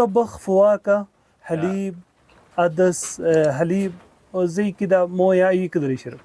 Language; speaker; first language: Arabic; non-native, learner; Urdu